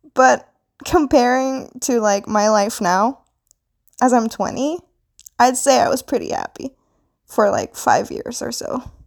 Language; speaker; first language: English; non-native, local second language; Filipino